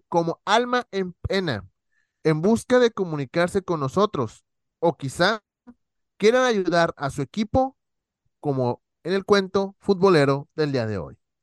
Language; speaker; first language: Spanish; native; Spanish